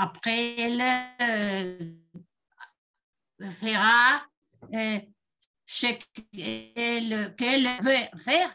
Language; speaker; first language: French; non-native, fluent; Spanish